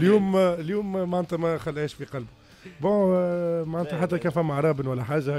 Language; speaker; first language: Arabic; native; Arabic